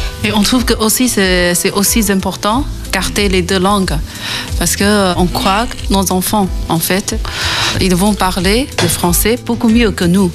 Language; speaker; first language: French; non-native, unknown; Chinese